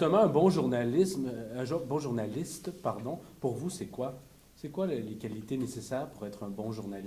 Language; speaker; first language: French; native; French